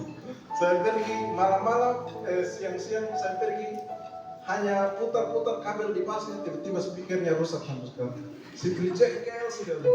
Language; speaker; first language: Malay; non-native, local second language; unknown